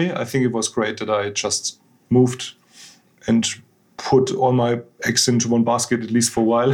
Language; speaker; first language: English; non-native, fluent; German